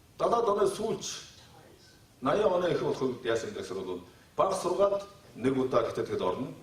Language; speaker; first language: Mongolian; native; Mongolian